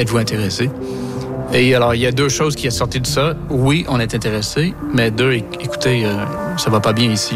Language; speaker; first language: French; non-native, local second language; English